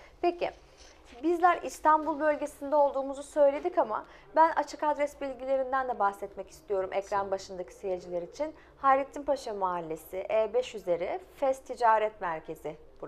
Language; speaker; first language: Turkish; native; Turkish